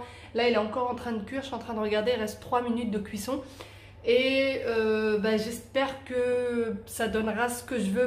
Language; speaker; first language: French; native; French